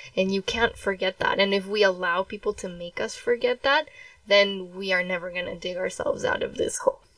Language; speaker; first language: English; early bilingual, other home language; Spanish